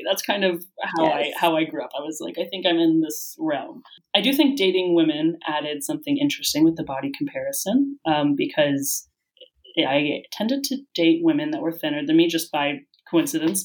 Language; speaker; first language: English; native; English